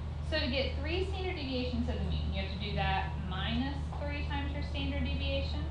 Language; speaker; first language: English; native; English